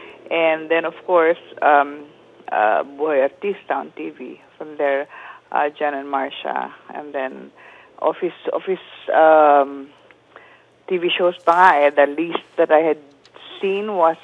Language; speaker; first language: English; non-native, local second language; Filipino